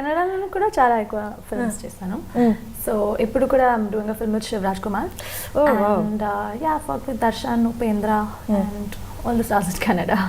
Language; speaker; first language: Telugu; non-native, local second language; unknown